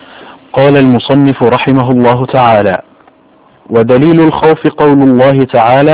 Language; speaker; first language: Arabic; native; Arabic